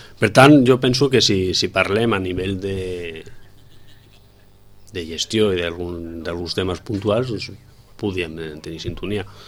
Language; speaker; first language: Catalan; non-native, local second language; Spanish